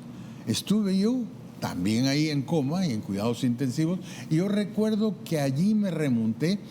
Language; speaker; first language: Spanish; native; Spanish